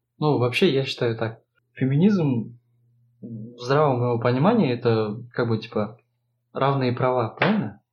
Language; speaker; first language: Russian; non-native, local second language; Kazakh